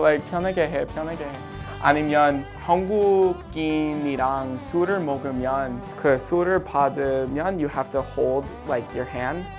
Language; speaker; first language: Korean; non-native, learner; English